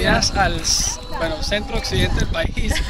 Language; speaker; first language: Spanish; native; Spanish